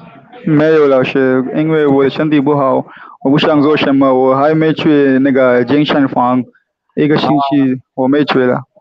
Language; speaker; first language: Chinese; non-native, learner; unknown